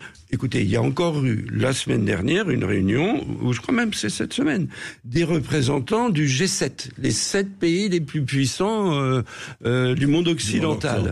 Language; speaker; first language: French; native; French